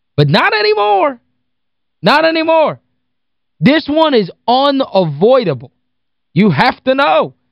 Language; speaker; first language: English; native; English